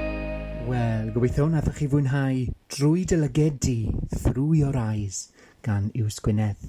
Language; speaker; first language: Welsh; native; Welsh